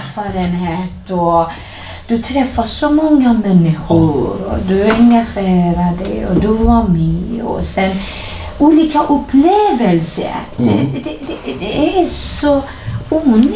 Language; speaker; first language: Swedish; non-native, fluent; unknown